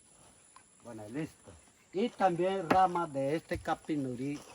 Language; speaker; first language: Spanish; non-native, local second language; Ticuna